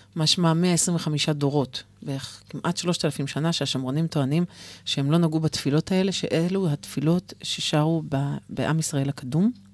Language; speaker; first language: Hebrew; native; Hebrew